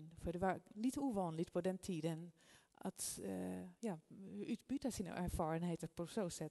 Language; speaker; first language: Swedish; non-native, fluent; Dutch